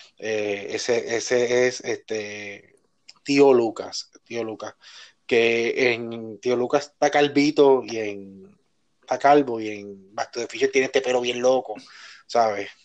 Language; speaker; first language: Spanish; native; Spanish